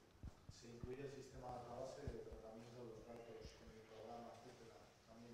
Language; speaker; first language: Spanish; native; Spanish